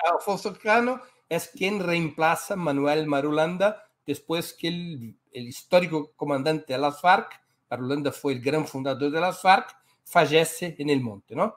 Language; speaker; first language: Spanish; non-native, fluent; Portuguese